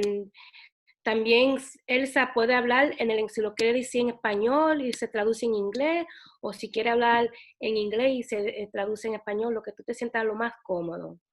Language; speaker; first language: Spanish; early bilingual, other home language; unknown